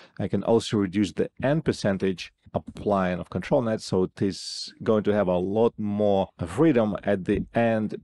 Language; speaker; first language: English; non-native, fluent; Russian